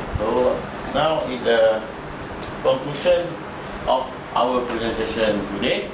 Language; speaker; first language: English; non-native, learner; Malay